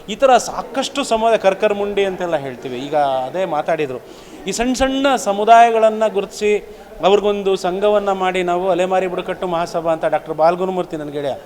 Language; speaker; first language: Kannada; non-native, local second language; Lambadi